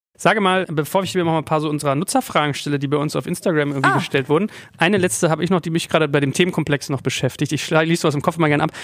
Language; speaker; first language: German; native; German